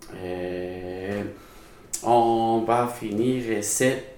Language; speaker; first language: French; non-native, learner; Spanish